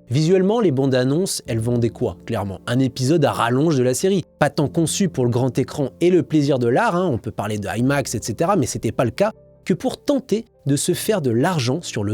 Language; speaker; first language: French; native; French